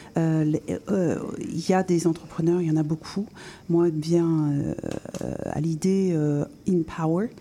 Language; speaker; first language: French; native; French